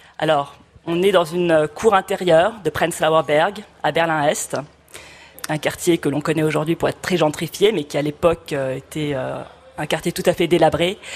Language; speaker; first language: French; native; French